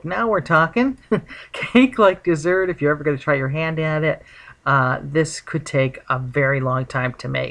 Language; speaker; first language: English; native; English